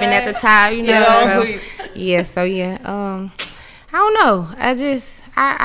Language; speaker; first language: English; native; English